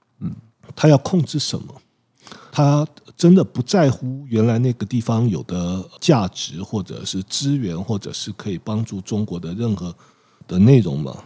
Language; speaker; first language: Chinese; native; Chinese